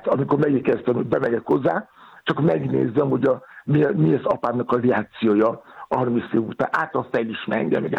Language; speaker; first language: Hungarian; non-native, learner; Yoruba